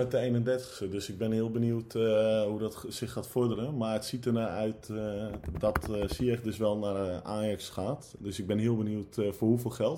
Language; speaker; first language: Dutch; native; Dutch